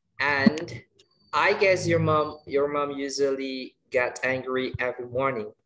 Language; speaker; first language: English; non-native, fluent; Indonesian